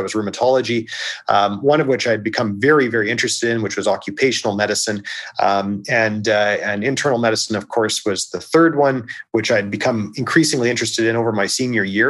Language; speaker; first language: English; native; English